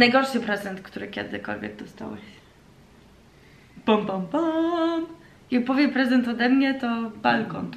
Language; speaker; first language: Polish; early bilingual, heritage; Polish